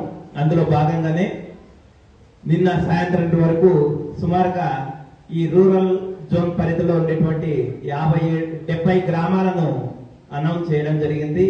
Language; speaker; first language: Telugu; native; Telugu